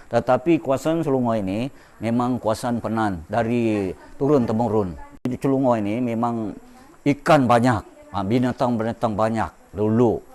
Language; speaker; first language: Indonesian; non-native, local second language; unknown